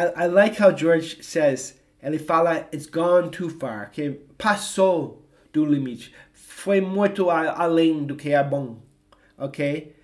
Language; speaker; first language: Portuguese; non-native, fluent; English